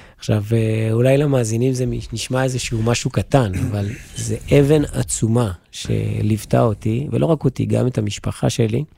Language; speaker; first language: Hebrew; native; Hebrew